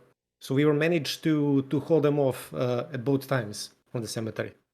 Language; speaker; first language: English; non-native, fluent; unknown